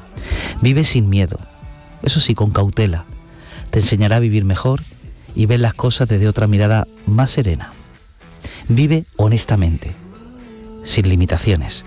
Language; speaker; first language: Spanish; native; Spanish